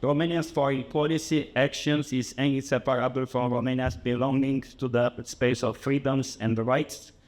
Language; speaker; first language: English; non-native, fluent; Romanian